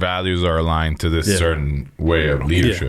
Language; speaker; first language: English; native; English